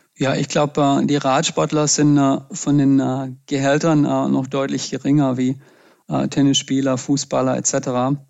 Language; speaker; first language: German; native; German